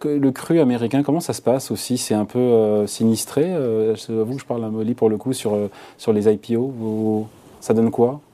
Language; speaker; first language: French; native; French